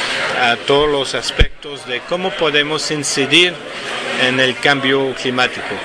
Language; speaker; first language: Spanish; non-native, fluent; French